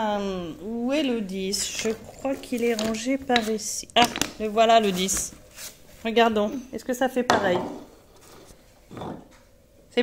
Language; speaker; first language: French; native; French